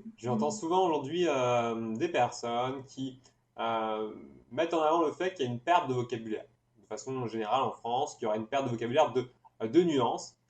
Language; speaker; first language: French; native; French